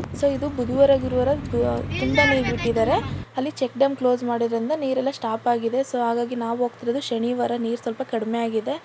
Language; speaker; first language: Kannada; native; Kannada